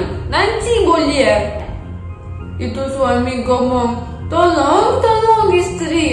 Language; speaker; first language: Indonesian; non-native, learner; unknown